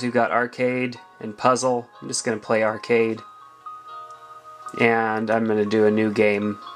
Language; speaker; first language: English; native; English